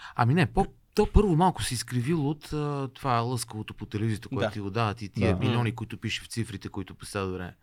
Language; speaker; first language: Bulgarian; native; Bulgarian